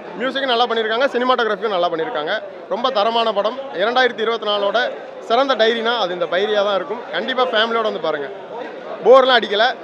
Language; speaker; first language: Tamil; native; Tamil